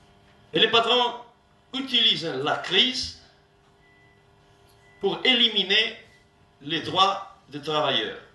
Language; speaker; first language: French; non-native, learner; Italian